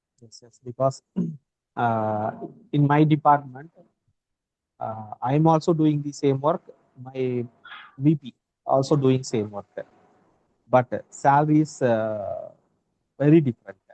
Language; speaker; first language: English; non-native, learner; Tamil